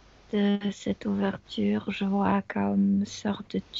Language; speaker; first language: French; non-native, fluent; Spanish